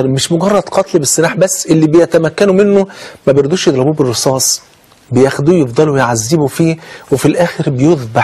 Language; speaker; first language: Arabic; native; Arabic